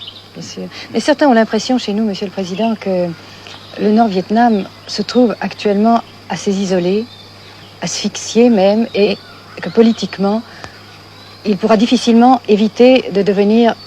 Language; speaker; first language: French; native; French